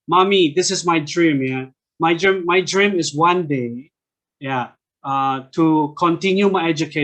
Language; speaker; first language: English; non-native, fluent; Indonesian